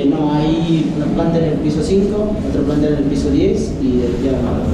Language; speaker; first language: Spanish; native; Spanish